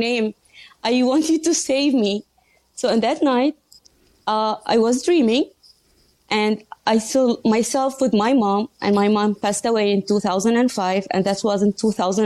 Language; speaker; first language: English; non-native, learner; Arabic